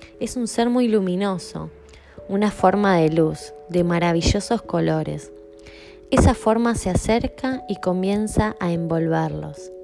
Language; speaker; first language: Spanish; native; Spanish